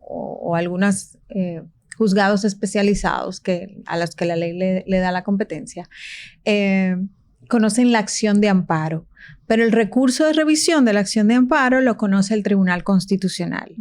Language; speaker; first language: Spanish; native; Spanish